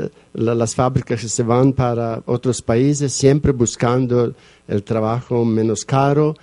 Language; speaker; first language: Spanish; non-native, fluent; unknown